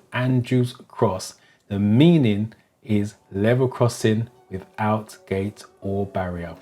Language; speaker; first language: English; native; English